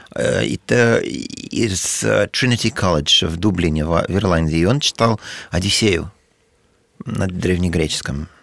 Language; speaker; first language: Russian; non-native, fluent; English